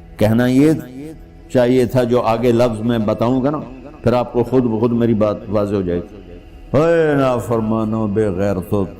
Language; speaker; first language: Urdu; non-native, local second language; Punjabi